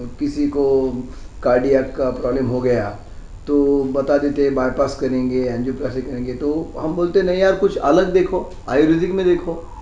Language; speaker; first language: Hindi; non-native, local second language; Marathi